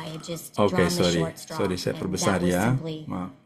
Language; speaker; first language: Indonesian; native; Indonesian